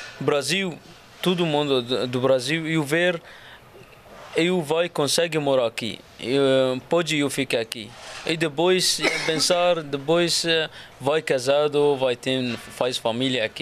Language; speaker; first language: Portuguese; non-native, learner; Arabic